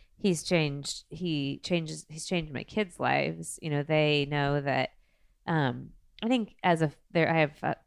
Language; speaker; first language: English; native; English